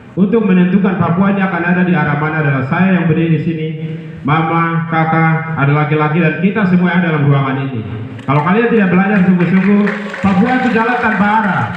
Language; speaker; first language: Indonesian; non-native, local second language; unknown